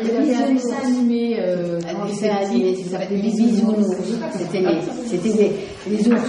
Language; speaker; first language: French; native; French